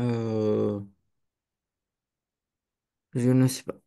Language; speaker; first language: French; non-native, learner; Romanian